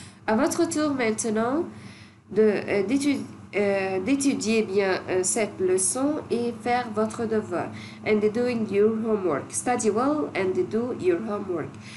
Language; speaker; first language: French; non-native, fluent; Arabic